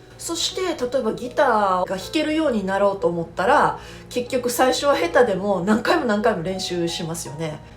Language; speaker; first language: Japanese; native; Japanese